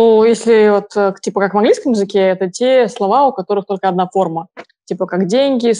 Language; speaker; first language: Russian; native; Russian